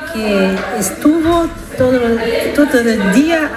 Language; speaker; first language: Spanish; non-native, learner; Italian